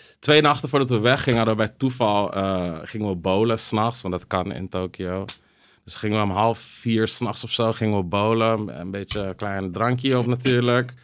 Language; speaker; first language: Dutch; early bilingual, other home language; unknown